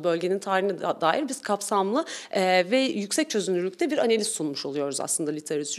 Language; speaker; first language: Turkish; native; Turkish